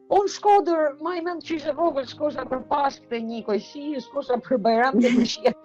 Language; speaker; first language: Albanian; native; Albanian